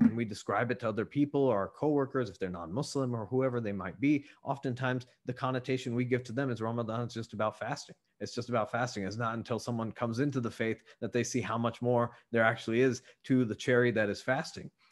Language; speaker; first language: English; native; English